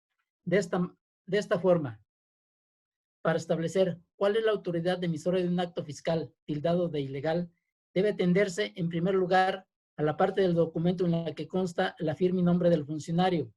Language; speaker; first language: Spanish; native; Spanish